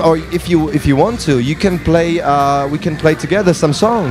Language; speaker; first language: English; non-native, fluent; Czech